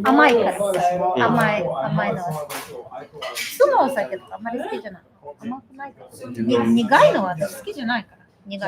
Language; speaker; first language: Japanese; non-native, fluent; Chinese